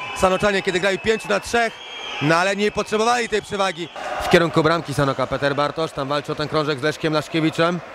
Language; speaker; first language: Polish; native; Polish